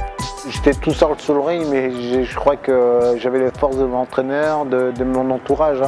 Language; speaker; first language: French; native; French